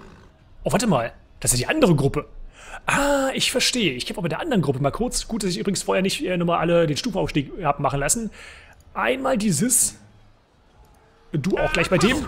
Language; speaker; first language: German; native; German